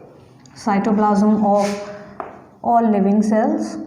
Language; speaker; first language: English; non-native, local second language; Hindi